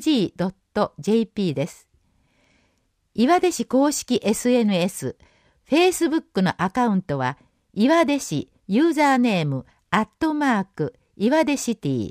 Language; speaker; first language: Japanese; native; Japanese